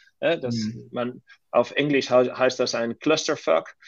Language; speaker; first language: German; non-native, learner; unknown